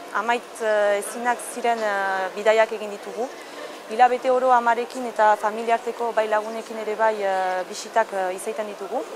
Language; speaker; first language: Basque; native; Basque